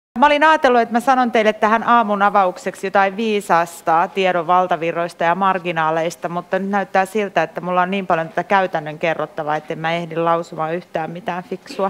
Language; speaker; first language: Finnish; native; Finnish